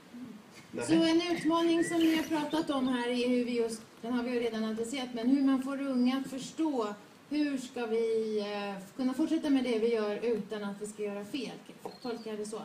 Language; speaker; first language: Swedish; native; Swedish